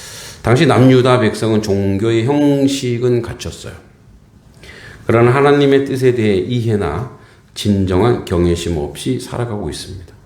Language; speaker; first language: Korean; native; Korean